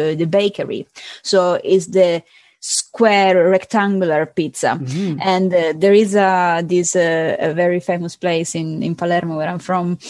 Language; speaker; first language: English; non-native, fluent; Italian